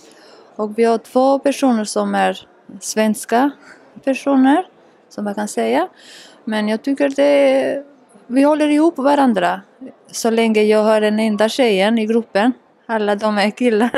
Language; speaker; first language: Swedish; non-native, learner; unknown